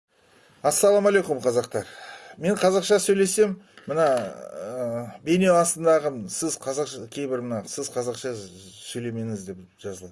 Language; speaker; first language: Kazakh; non-native, local second language; Russian